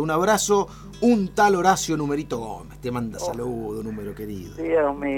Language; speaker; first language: Spanish; native; Spanish